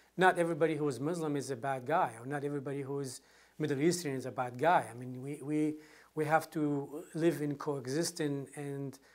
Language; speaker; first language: English; non-native, fluent; Kurdish